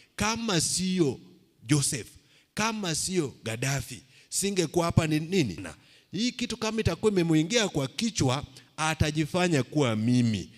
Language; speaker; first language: Swahili; non-native, local second language; Luo (Kenya and Tanzania)